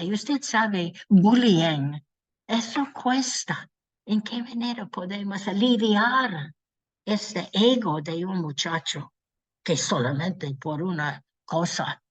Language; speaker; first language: Spanish; non-native, learner; English